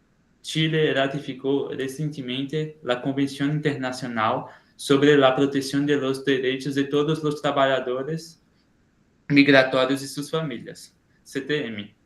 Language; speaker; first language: Spanish; non-native, learner; Portuguese